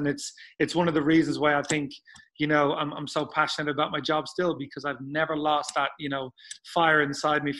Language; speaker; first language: English; native; English